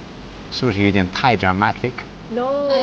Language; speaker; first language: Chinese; non-native, fluent; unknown